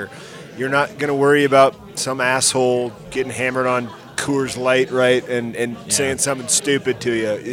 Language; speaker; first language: English; native; English